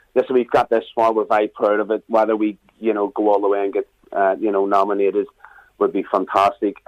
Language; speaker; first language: English; native; English